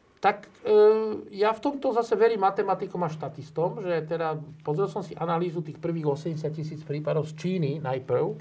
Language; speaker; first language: Slovak; native; Slovak